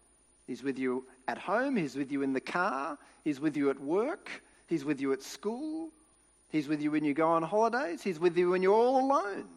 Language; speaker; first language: English; native; English